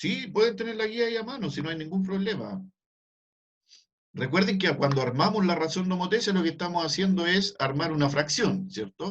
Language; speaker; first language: Spanish; native; Spanish